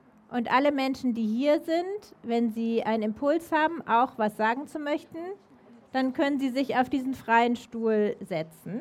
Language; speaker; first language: German; native; German